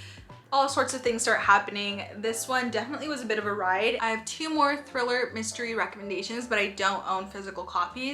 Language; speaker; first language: English; native; English